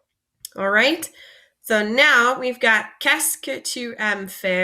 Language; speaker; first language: French; non-native, fluent; English